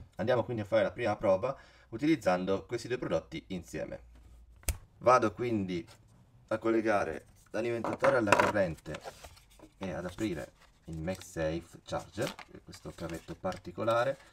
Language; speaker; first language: Italian; native; Italian